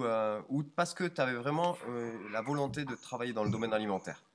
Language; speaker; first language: French; native; French